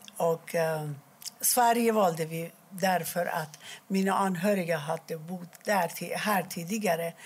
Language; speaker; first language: Swedish; non-native, fluent; Persian